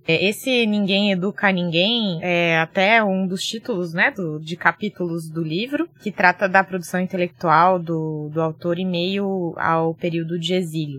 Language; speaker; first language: Portuguese; native; Portuguese